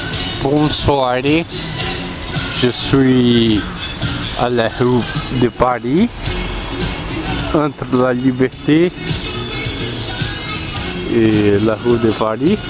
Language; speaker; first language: French; non-native, learner; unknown